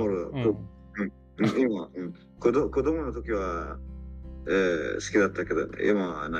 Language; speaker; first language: Japanese; non-native, learner; Arabic